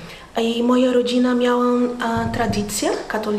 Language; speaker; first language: Polish; non-native, learner; Portuguese